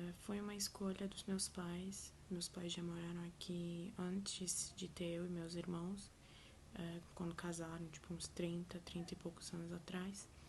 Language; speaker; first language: Portuguese; early bilingual, other home language; Arabic